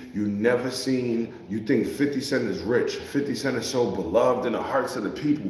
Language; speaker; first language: English; native; English